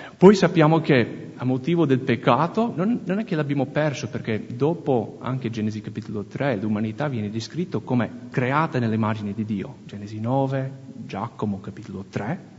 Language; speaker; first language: Italian; non-native, fluent; English